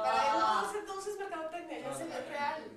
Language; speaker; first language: Spanish; native; Spanish